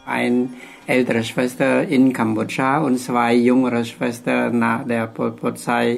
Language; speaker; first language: German; non-native, learner; Khmer